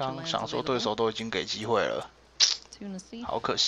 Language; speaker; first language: Chinese; native; Chinese